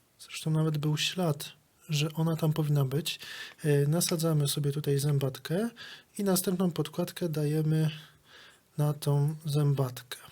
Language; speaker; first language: Polish; native; Polish